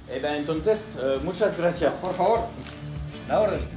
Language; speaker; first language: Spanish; non-native, learner; French